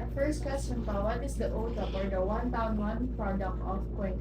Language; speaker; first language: English; non-native, local second language; Filipino